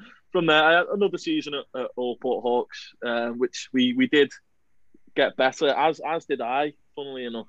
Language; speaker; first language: English; native; English